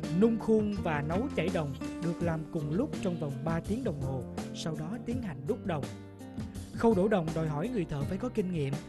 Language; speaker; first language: Vietnamese; native; Vietnamese